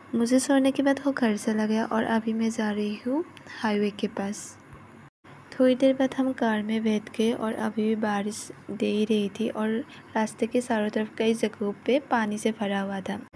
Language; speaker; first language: Hindi; non-native, local second language; Assamese